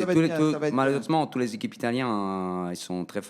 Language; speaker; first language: French; non-native, learner; Italian